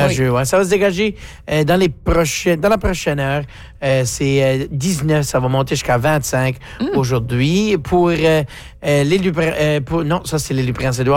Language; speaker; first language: French; native; French